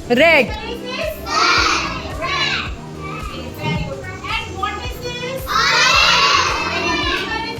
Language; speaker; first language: English; non-native, local second language; Hindi